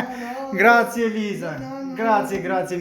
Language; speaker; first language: Italian; non-native, learner; French